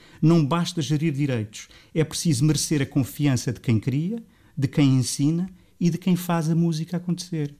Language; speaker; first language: Portuguese; native; Portuguese